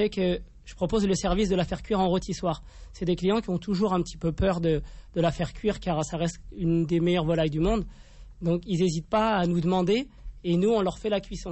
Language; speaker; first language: French; native; French